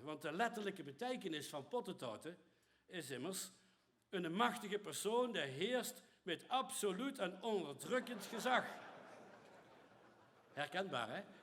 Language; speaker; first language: Dutch; native; Dutch